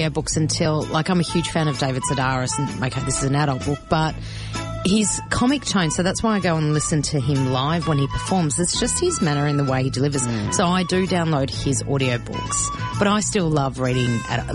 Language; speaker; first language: English; early bilingual, other home language; Greek